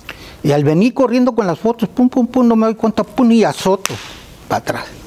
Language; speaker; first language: Spanish; native; Spanish